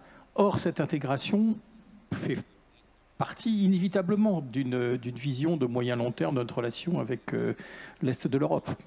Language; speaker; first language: French; native; French